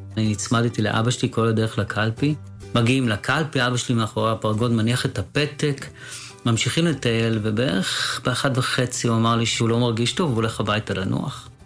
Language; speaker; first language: Hebrew; native; Hebrew